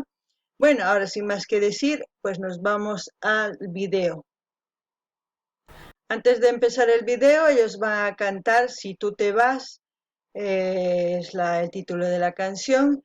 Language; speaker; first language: Spanish; non-native, local second language; Quechua